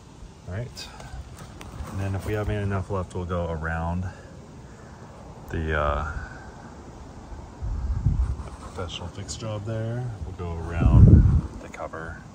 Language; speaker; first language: English; native; English